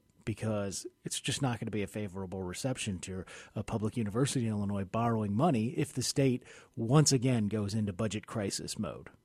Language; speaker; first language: English; native; English